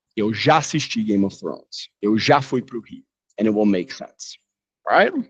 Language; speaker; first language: Portuguese; non-native, fluent; English